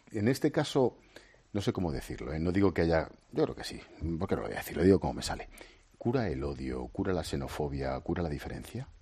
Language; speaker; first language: Spanish; native; Spanish